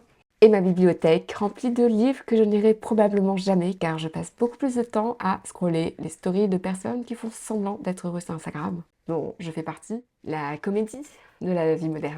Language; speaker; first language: French; native; French